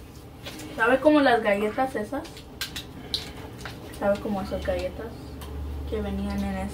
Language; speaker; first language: Spanish; early bilingual, heritage; Spanish